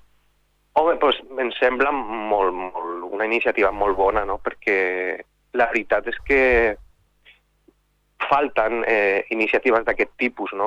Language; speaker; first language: Catalan; non-native, local second language; Spanish